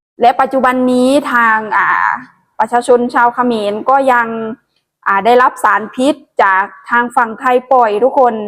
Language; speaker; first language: Thai; non-native, local second language; Northeastern Thai